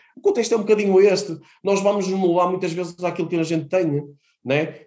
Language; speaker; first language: Portuguese; native; Portuguese